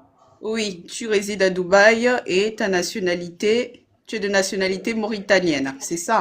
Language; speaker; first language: French; native; French